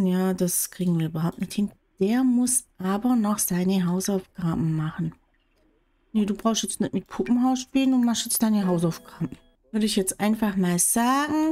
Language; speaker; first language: German; native; German